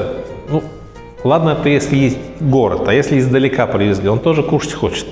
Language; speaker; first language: Russian; native; Russian